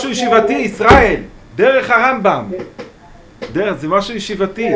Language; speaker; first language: Hebrew; native; Hebrew